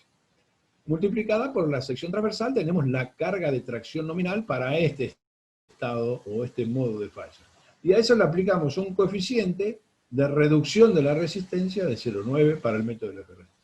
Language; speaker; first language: Spanish; native; Spanish